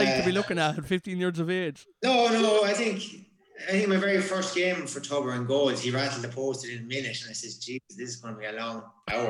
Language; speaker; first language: English; native; English